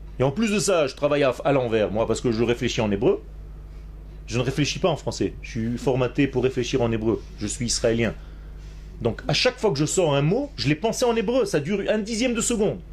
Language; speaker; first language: French; non-native, fluent; Hebrew